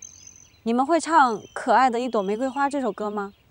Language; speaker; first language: Chinese; native; Chinese